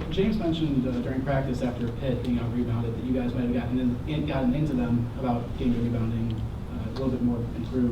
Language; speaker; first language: English; native; English